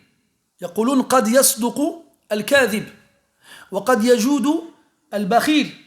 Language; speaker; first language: Arabic; early bilingual, heritage; French